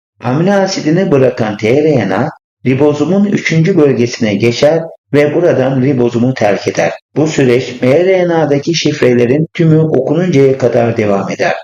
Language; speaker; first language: Turkish; native; Turkish